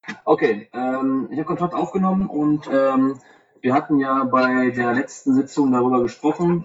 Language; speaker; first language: German; native; German